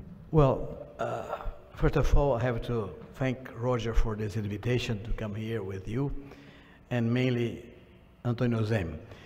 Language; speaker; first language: English; non-native, learner; Portuguese